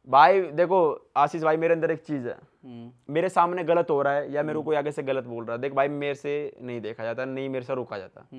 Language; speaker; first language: Hindi; native; Hindi